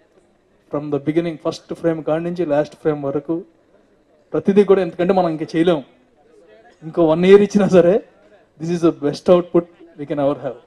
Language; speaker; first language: Telugu; native; Telugu